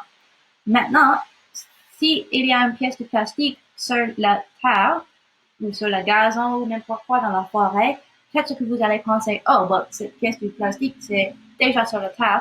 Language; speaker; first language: French; non-native, local second language; English